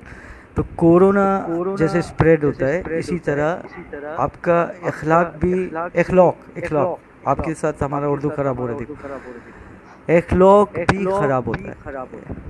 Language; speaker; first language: Hindi; non-native, fluent; Bangla